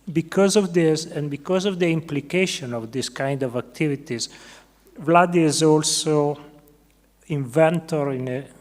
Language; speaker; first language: English; non-native, fluent; Italian